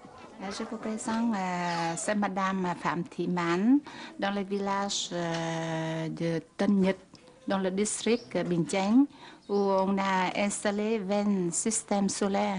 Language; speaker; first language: French; non-native, fluent; Vietnamese